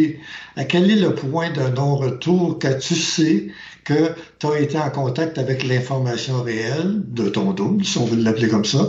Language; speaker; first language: French; native; French